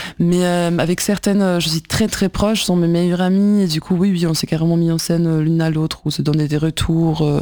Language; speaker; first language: French; non-native, fluent; German